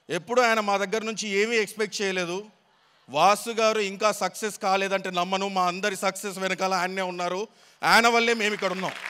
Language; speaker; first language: Telugu; native; Telugu